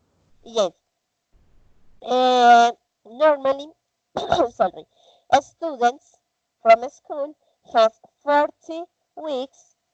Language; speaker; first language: English; non-native, learner; Spanish